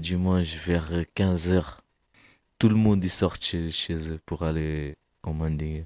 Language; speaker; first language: French; non-native, fluent; Kabuverdianu